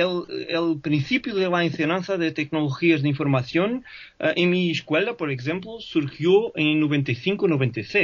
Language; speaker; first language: Spanish; non-native, fluent; Portuguese